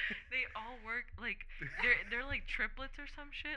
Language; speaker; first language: English; early bilingual, other home language; Portuguese